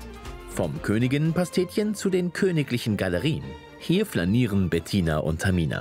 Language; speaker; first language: German; native; German